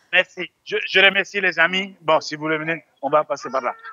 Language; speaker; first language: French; non-native, fluent; Italian